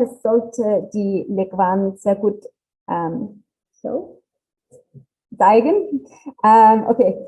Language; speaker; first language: German; non-native, learner; English